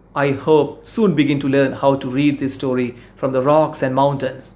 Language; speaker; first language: English; non-native, local second language; Malayalam